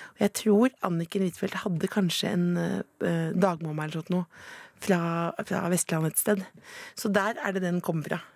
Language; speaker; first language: Norwegian; native; Norwegian